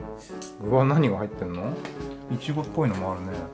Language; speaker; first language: Japanese; native; Japanese